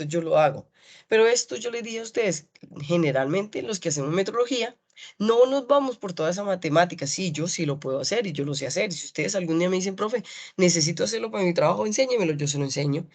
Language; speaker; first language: Spanish; native; Spanish